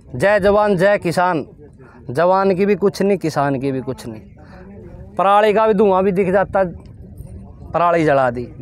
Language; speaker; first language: Hindi; native; Hindi